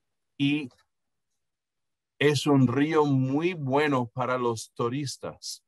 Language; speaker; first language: Spanish; non-native, fluent; English